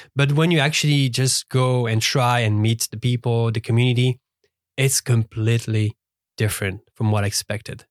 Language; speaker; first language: English; non-native, fluent; French